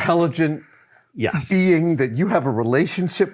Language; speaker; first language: English; native; English